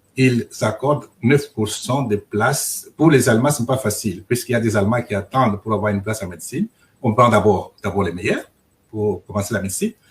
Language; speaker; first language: French; non-native, local second language; Luba-Lulua